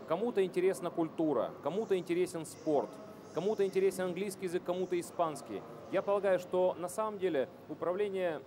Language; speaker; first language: Russian; native; Russian